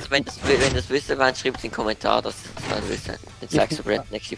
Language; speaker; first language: German; native; German